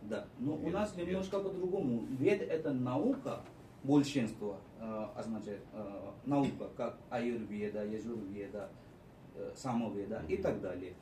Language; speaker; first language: Russian; non-native, fluent; Marathi